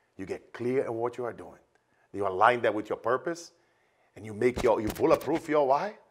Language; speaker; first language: English; non-native, fluent; Portuguese